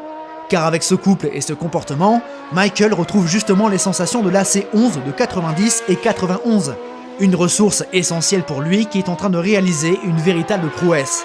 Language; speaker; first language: French; native; French